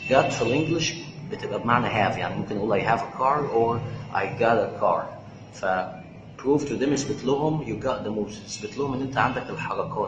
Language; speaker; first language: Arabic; native; Arabic